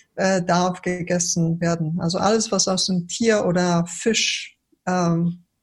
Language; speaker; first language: German; early bilingual, other home language; Polish